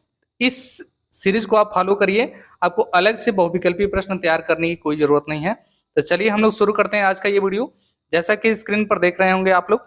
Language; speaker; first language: Hindi; native; Hindi